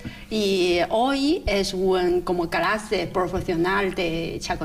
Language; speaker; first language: Spanish; non-native, learner; Chinese